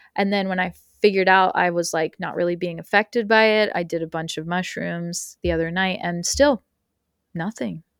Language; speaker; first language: English; early bilingual, other home language; Spanish